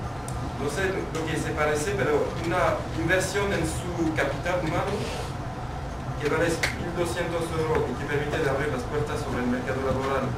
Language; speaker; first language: Spanish; non-native, fluent; French